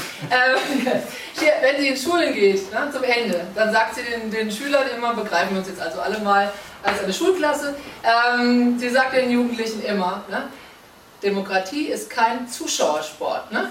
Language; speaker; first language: German; native; German